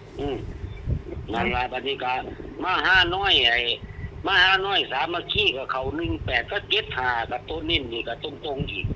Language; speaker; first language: Thai; non-native, local second language; Lao